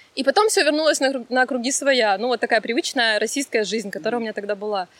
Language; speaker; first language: Russian; native; Russian